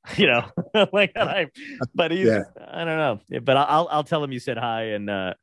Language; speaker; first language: English; native; English